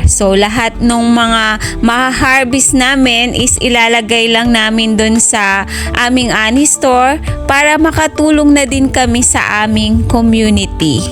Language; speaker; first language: Filipino; native; Filipino